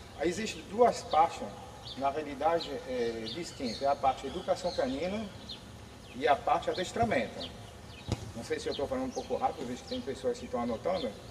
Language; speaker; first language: Portuguese; non-native, fluent; French